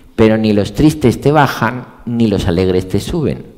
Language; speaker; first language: Spanish; native; Spanish